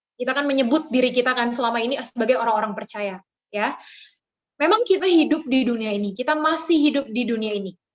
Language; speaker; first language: Indonesian; native; Indonesian